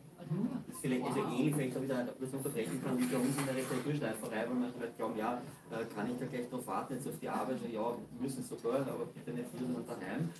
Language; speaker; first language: German; native; German